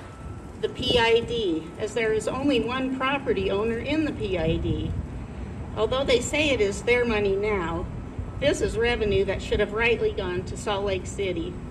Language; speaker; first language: English; native; English